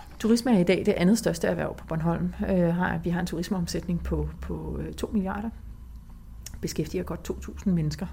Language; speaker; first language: Danish; native; Danish